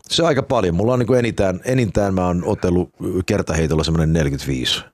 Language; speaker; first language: Finnish; early bilingual, heritage; Finnish